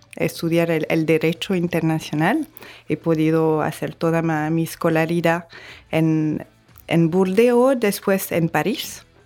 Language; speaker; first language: Spanish; non-native, fluent; French